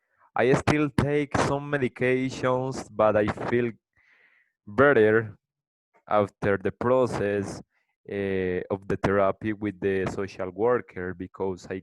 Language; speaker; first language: English; non-native, learner; Spanish